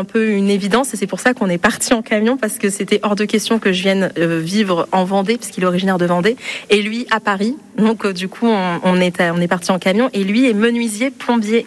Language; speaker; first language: French; native; French